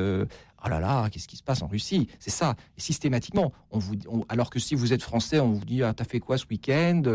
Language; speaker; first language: French; native; French